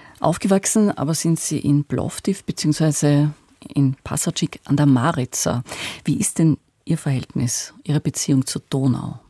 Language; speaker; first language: German; native; German